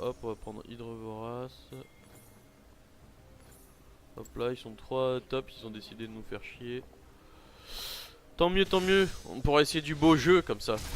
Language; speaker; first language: French; native; French